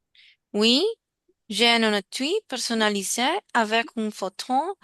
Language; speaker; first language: French; non-native, learner; Spanish